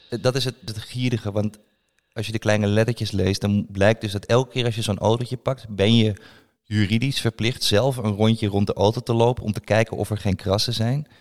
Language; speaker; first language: Dutch; native; Dutch